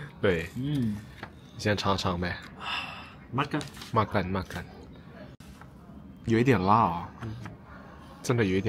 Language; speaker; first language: Chinese; non-native, fluent; Indonesian